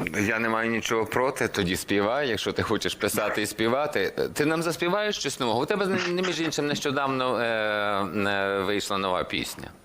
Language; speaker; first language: Ukrainian; native; Ukrainian